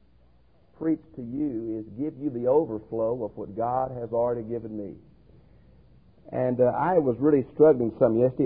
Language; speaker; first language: English; native; English